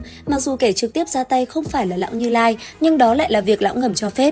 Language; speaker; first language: Vietnamese; native; Vietnamese